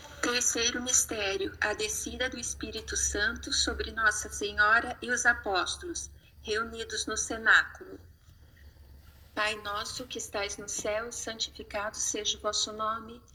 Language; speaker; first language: Portuguese; native; Portuguese